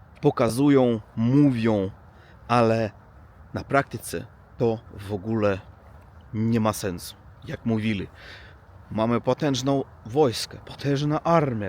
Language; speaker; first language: Polish; non-native, learner; Russian